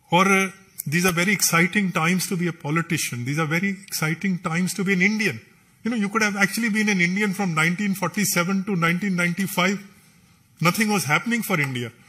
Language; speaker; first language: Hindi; non-native, local second language; Punjabi